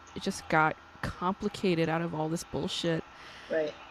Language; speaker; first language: English; non-native, fluent; Korean